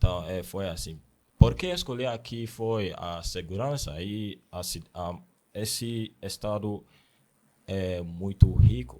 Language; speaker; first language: Portuguese; non-native, learner; Akan